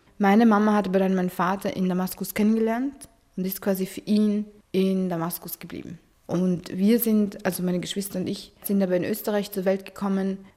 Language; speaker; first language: German; early bilingual, other home language; Arabic